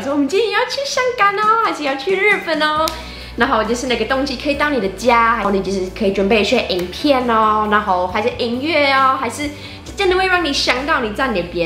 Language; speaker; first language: Chinese; non-native, fluent; English